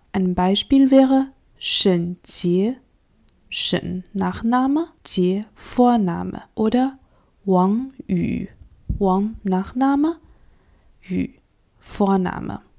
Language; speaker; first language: German; non-native, fluent; Chinese